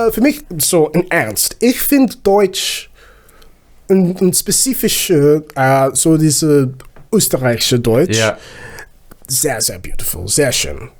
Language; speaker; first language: German; non-native, learner; Zulu